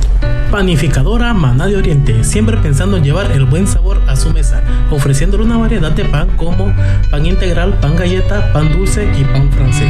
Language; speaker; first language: Spanish; native; Spanish